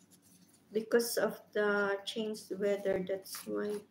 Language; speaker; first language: English; non-native, learner; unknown